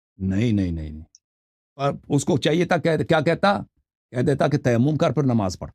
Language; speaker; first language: Urdu; non-native, fluent; Persian